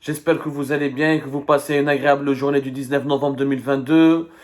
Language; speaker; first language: French; non-native, local second language; Arabic